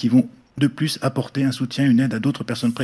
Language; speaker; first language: French; native; French